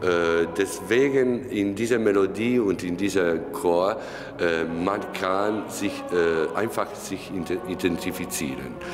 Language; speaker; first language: German; non-native, fluent; Italian